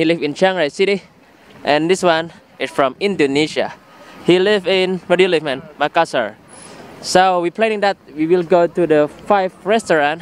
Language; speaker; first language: English; non-native, learner; Indonesian